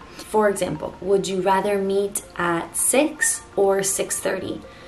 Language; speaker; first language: English; native; English